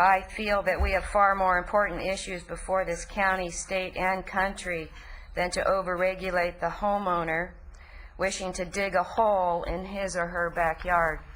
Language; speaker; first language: English; native; English